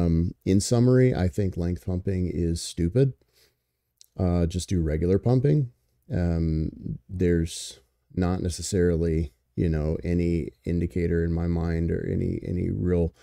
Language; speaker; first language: English; native; English